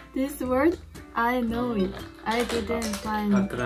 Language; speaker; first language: English; non-native, learner; Korean